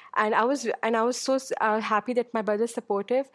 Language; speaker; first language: English; non-native, local second language; Urdu